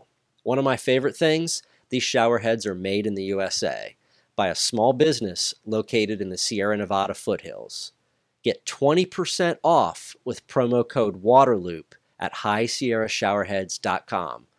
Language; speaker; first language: English; native; English